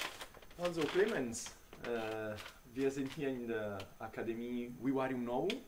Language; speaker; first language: German; non-native, learner; Italian